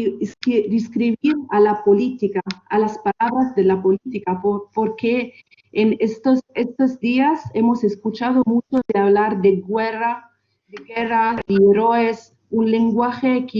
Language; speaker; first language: Spanish; non-native, fluent; Italian